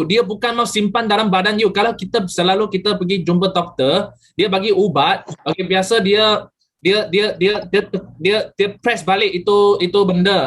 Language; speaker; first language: Malay; native; Malay